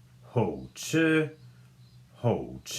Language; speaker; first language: Chinese; non-native, fluent; English